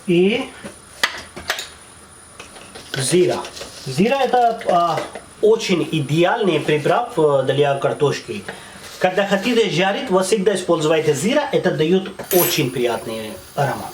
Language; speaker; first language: Russian; non-native, fluent; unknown